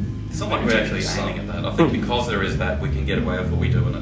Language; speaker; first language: English; native; English